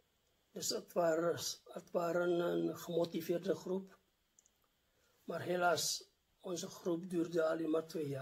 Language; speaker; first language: Dutch; non-native, fluent; Indonesian